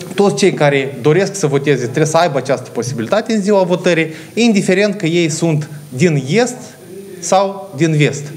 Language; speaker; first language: Romanian; native; Romanian